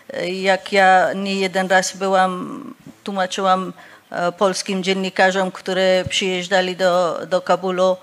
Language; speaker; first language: Polish; non-native, fluent; Persian